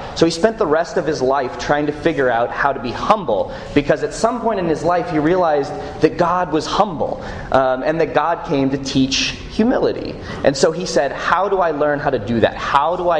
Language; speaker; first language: English; native; English